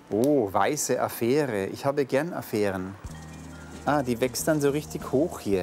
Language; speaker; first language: German; native; German